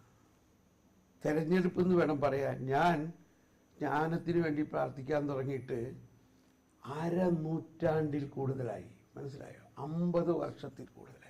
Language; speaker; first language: Malayalam; native; Malayalam